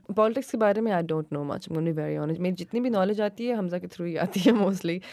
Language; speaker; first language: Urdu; early bilingual, heritage; Urdu